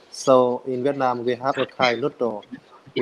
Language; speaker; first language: English; non-native, learner; Vietnamese